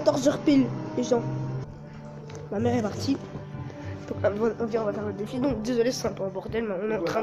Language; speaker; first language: French; native; French